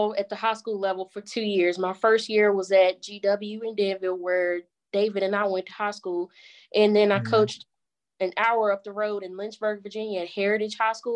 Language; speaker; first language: English; native; English